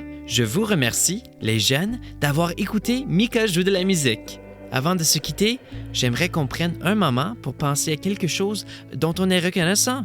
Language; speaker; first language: French; native; French